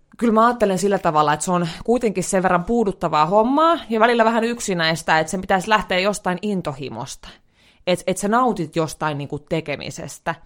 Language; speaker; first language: Finnish; native; Finnish